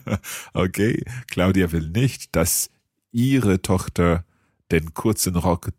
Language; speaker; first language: German; non-native, learner; English